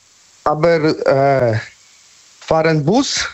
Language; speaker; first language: German; non-native, learner; Polish